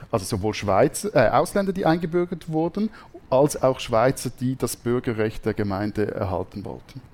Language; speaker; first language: German; native; German